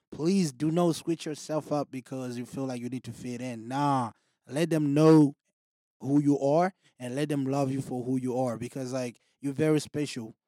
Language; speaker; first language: English; non-native, local second language; Rundi